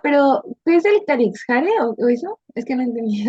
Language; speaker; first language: Spanish; native; Spanish